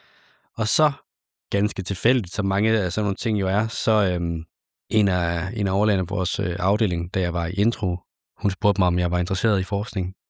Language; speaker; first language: Danish; native; Danish